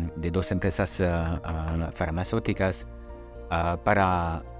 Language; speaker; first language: Spanish; non-native, fluent; French